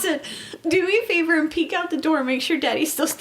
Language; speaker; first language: English; native; English